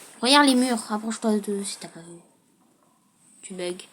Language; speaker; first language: French; native; French